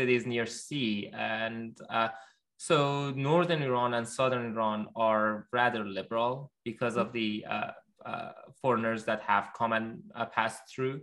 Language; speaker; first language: English; non-native, fluent; Persian